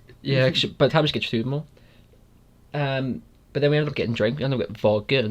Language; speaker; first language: English; native; English